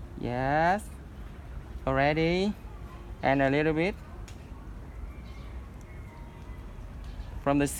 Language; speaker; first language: English; non-native, learner; Vietnamese